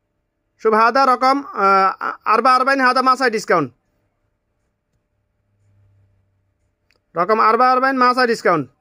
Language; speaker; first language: Arabic; non-native, learner; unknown